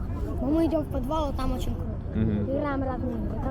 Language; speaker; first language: Russian; native; Russian